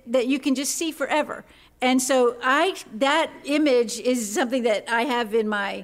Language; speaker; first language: English; native; English